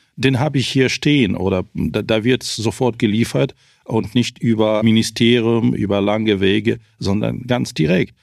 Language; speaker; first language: German; non-native, fluent; Ukrainian